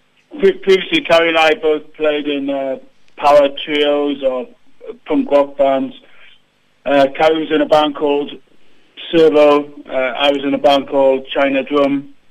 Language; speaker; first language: English; native; English